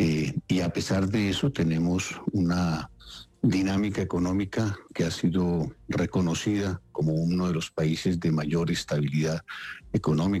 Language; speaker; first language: Spanish; native; Spanish